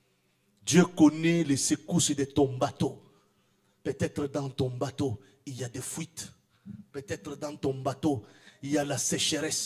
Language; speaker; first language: French; non-native, local second language; Swahili